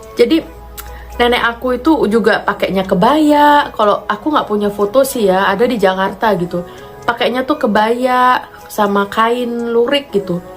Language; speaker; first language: Indonesian; native; Indonesian